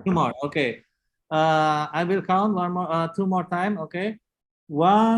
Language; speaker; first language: English; non-native, learner; Indonesian